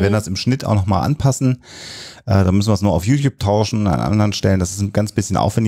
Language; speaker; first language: German; native; German